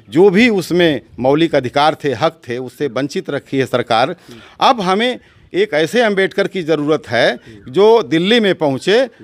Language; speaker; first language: Hindi; native; Hindi